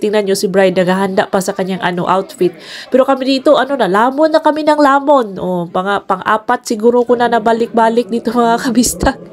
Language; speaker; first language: Filipino; non-native, local second language; Cebuano